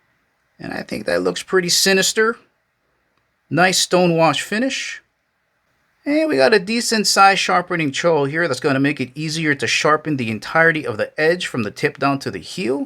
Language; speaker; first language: English; native; English